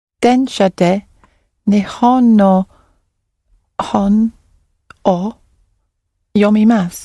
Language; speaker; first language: Japanese; non-native, learner; English